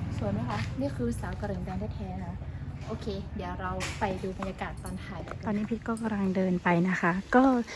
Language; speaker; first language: Thai; non-native, local second language; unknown